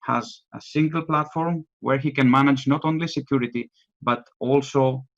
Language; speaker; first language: English; non-native, fluent; Greek